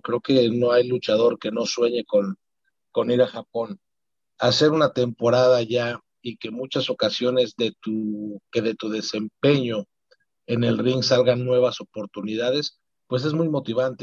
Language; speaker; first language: Spanish; native; Spanish